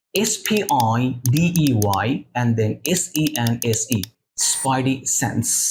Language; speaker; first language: English; non-native, local second language; Bangla